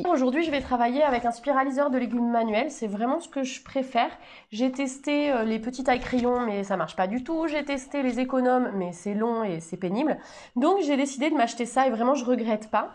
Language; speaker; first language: French; native; French